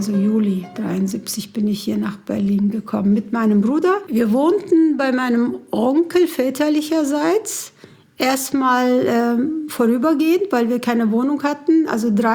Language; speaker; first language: German; early bilingual, other home language; Kurdish